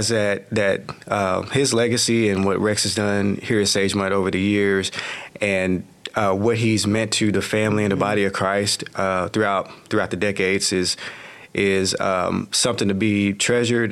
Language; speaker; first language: English; native; English